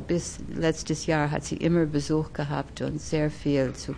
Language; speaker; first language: German; early bilingual, other home language; French